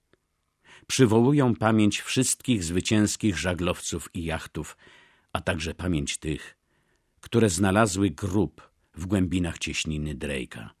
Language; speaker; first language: Polish; native; Polish